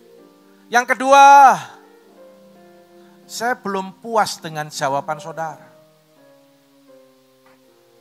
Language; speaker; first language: Indonesian; native; Indonesian